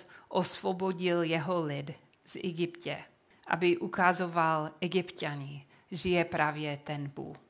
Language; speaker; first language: Czech; non-native, fluent; English